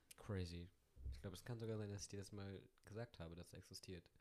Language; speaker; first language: German; native; German